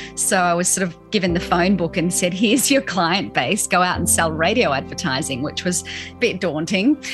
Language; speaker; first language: English; native; English